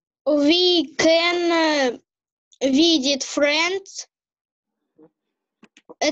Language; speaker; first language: English; non-native, learner; Russian